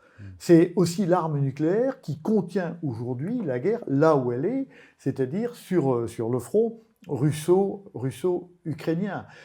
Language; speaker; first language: French; native; French